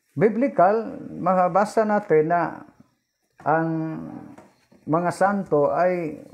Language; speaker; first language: Filipino; non-native, local second language; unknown